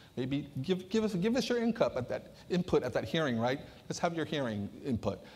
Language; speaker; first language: English; native; English